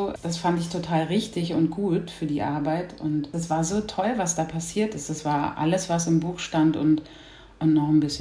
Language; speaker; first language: German; native; German